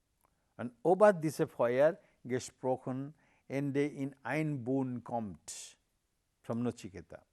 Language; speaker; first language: German; non-native, learner; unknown